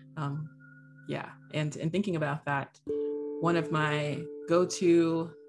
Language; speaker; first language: English; early bilingual, other home language; Haitian Creole